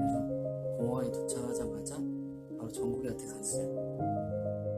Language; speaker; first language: Korean; native; Korean